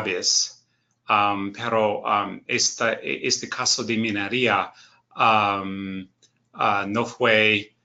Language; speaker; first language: Spanish; non-native, learner; English